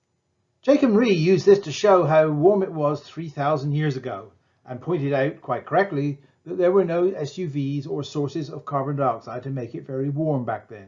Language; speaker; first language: English; native; English